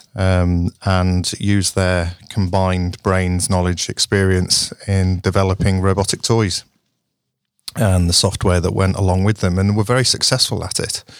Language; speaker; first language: English; native; English